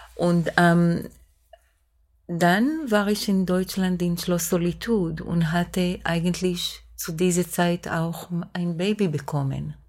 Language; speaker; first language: German; non-native, fluent; Hebrew